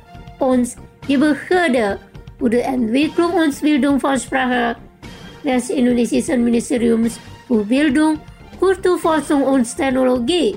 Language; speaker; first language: German; non-native, fluent; Indonesian